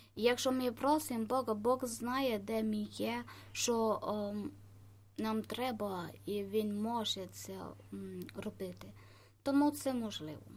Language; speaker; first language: Ukrainian; non-native, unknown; Malayalam